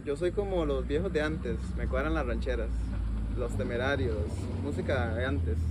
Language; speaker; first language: Spanish; native; Spanish